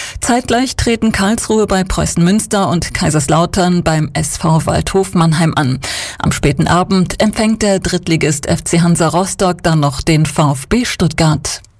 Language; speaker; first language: German; native; German